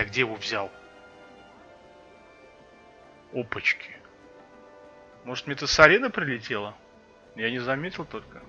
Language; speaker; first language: Russian; native; Russian